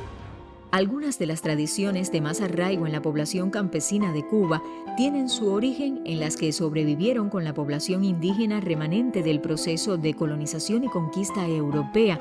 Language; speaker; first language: Spanish; native; Spanish